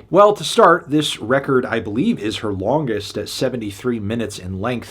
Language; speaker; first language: English; native; English